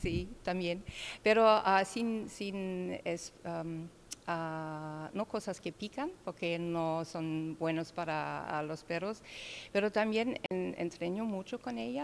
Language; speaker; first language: Spanish; non-native, learner; German